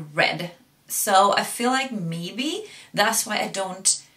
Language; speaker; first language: English; non-native, fluent; Swedish